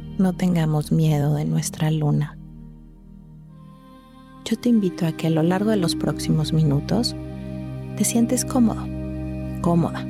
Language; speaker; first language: Spanish; native; Spanish